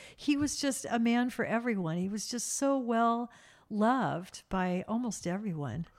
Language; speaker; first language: English; native; English